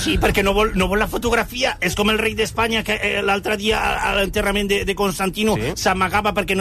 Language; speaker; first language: Catalan; native; Catalan